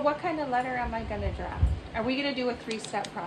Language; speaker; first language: English; native; English